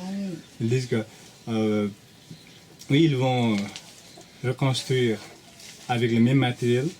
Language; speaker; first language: French; non-native, fluent; Nepali